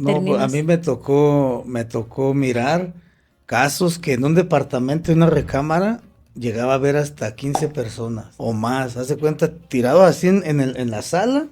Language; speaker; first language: Spanish; native; Spanish